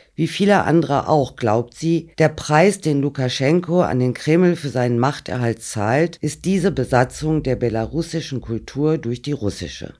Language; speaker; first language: German; native; German